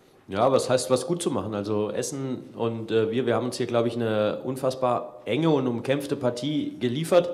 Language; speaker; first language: German; native; German